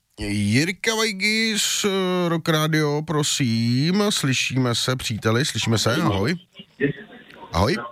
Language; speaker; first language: Czech; native; Czech